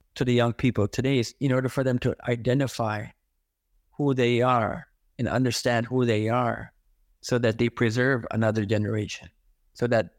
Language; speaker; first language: English; non-native, fluent; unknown